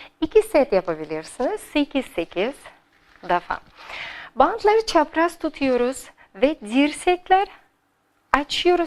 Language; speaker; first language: Turkish; non-native, learner; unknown